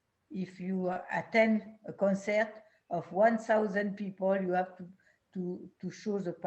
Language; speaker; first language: English; non-native, learner; French